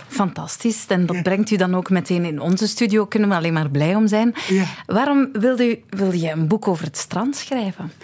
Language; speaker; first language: Dutch; native; Dutch